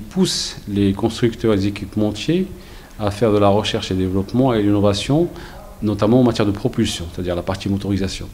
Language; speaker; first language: French; non-native, local second language; Arabic